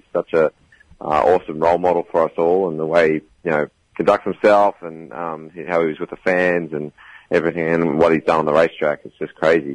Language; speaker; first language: English; native; English